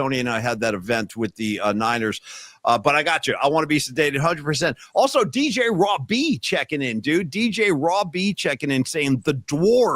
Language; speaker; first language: English; native; English